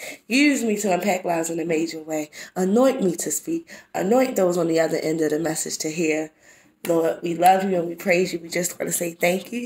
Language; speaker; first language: English; native; English